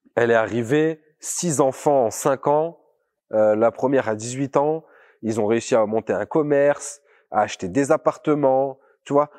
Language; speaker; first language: French; native; French